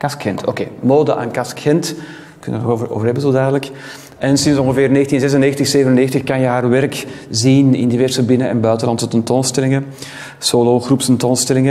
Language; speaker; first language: Dutch; native; Dutch